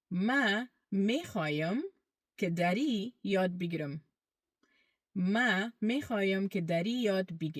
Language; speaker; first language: Persian; early bilingual, heritage; Persian